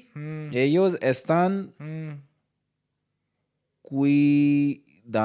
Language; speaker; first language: Spanish; non-native, learner; Hindi